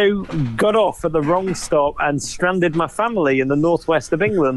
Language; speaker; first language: English; native; English